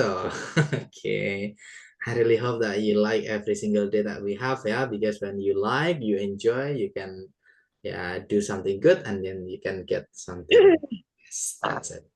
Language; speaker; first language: English; non-native, local second language; Indonesian